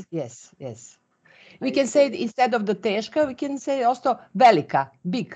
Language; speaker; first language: English; non-native, fluent; Serbian